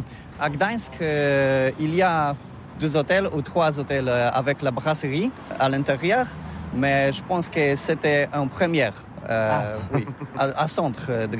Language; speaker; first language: French; non-native, learner; Polish